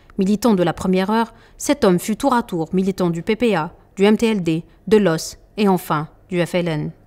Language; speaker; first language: French; non-native, local second language; Arabic